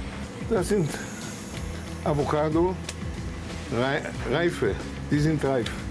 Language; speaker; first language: German; early bilingual, heritage; German